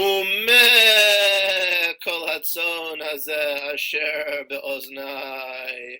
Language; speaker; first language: Hebrew; non-native, fluent; English